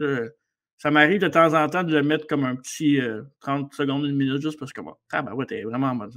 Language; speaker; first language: French; native; French